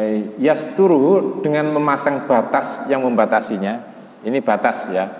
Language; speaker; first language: Indonesian; native; Indonesian